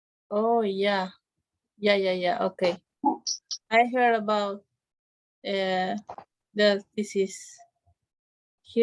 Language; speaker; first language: English; non-native, learner; Spanish